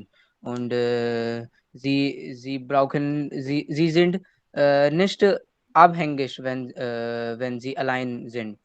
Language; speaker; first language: German; non-native, learner; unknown